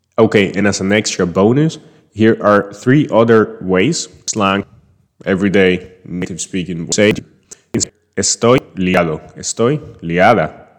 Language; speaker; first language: English; non-native, fluent; Spanish